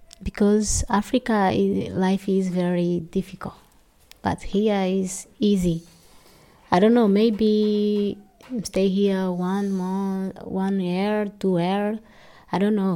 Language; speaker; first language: English; non-native, learner; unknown